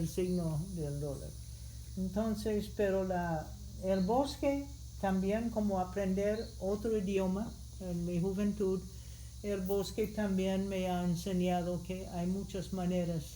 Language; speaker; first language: Spanish; non-native, fluent; English